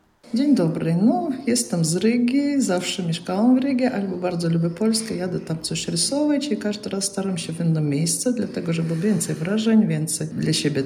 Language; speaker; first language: Polish; non-native, fluent; Russian